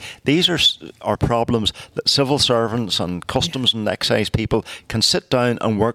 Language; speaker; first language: English; native; English